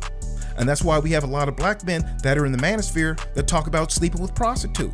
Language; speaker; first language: English; native; English